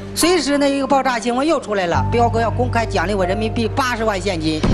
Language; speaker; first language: Chinese; native; Chinese